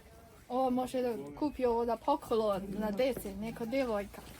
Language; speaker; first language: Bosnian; non-native, learner; Chinese